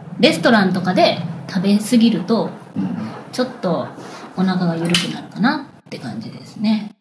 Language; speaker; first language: Japanese; native; Japanese